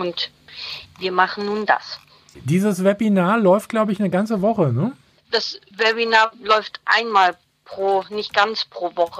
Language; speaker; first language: German; native; German